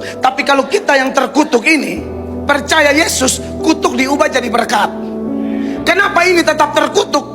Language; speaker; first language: Indonesian; native; Indonesian